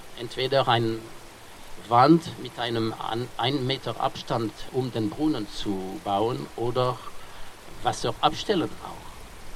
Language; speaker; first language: German; non-native, fluent; French